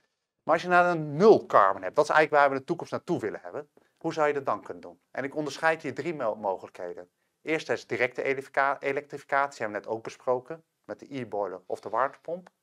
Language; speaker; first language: Dutch; native; Dutch